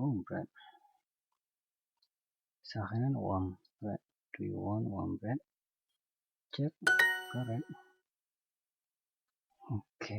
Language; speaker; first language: English; non-native, fluent; Indonesian